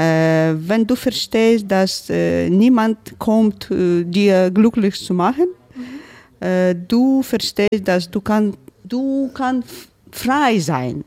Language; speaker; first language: German; non-native, learner; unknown